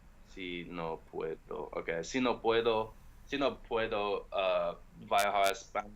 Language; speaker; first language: Spanish; non-native, learner; English